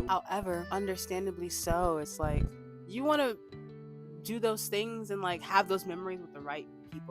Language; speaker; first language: English; native; English